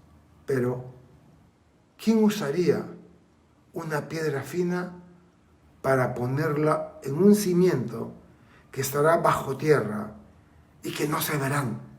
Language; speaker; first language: Spanish; native; Spanish